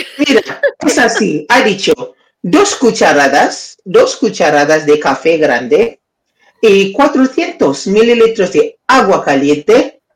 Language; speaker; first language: Spanish; non-native, learner; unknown